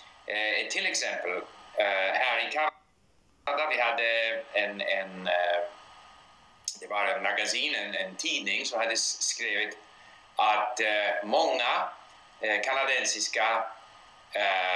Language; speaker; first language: Swedish; non-native, fluent; English